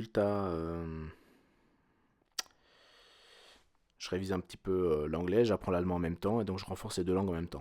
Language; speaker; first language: French; native; French